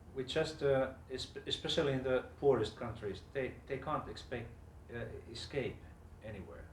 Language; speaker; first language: English; non-native, fluent; Finnish